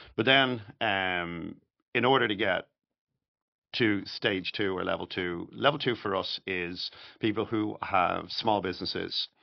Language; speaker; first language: English; native; English